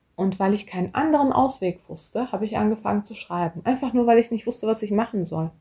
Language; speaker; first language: German; early bilingual, other home language; Turkish